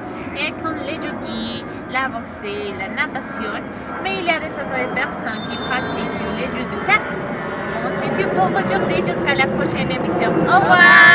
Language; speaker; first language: French; non-native, learner; Spanish